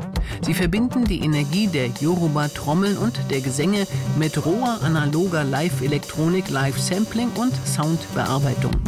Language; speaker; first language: German; native; German